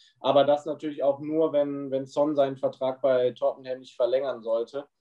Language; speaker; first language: German; native; German